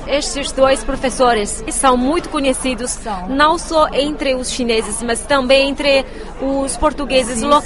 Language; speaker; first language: Portuguese; non-native, fluent; Chinese